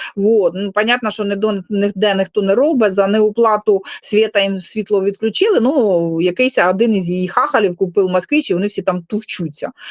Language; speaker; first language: Ukrainian; non-native, local second language; Russian